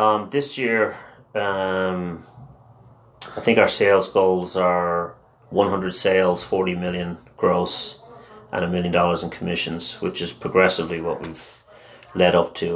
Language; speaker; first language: English; non-native, local second language; Irish